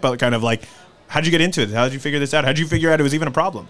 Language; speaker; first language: English; native; English